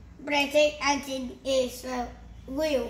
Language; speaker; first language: English; non-native, learner; Vietnamese